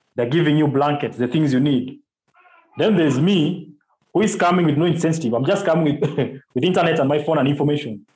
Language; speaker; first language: English; non-native, local second language; Luo (Kenya and Tanzania)